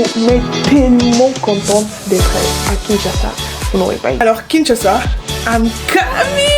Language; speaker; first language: French; non-native, local second language; Lingala